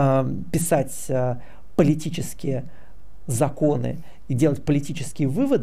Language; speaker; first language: Russian; native; Russian